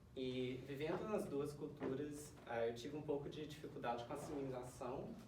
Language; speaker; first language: Portuguese; early bilingual, heritage; Portuguese